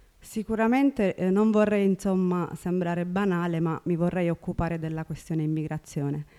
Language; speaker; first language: Italian; early bilingual, other home language; Tigrinya